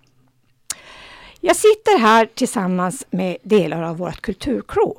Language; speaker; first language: Swedish; native; Swedish